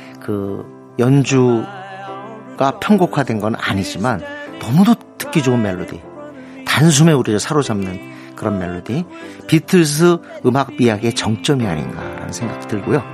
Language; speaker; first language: Korean; native; Korean